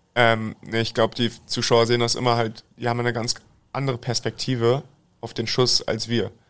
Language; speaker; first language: German; native; German